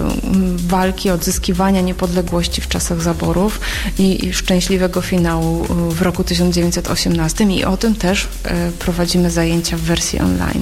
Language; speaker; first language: Polish; native; Polish